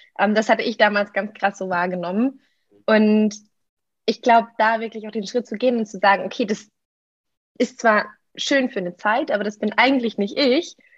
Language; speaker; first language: German; native; German